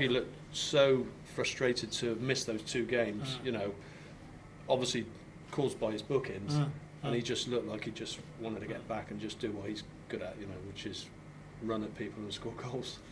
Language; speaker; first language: English; native; English